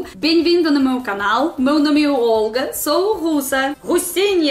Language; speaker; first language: Portuguese; non-native, learner; Russian